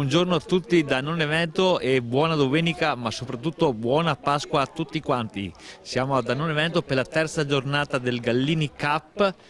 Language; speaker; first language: Italian; native; Italian